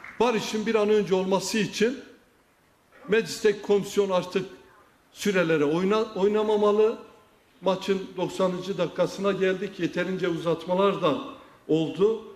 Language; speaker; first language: Turkish; non-native, local second language; Kurdish